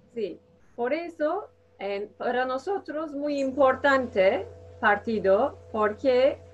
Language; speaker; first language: Spanish; non-native, learner; Turkish